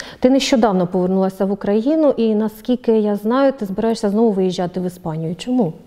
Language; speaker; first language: Ukrainian; native; Ukrainian